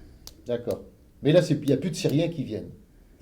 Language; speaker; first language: French; native; French